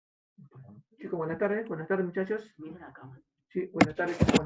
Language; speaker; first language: Spanish; native; Spanish